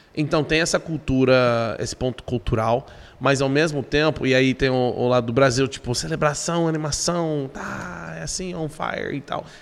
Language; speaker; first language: Portuguese; non-native, fluent; English